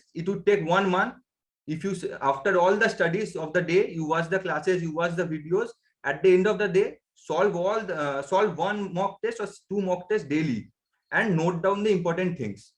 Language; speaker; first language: English; non-native, local second language; Bangla